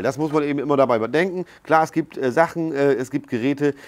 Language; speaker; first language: German; native; German